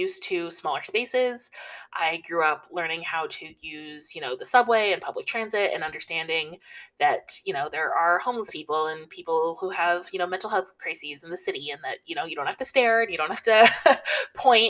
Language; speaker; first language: English; native; English